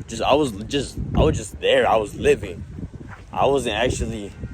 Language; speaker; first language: English; native; English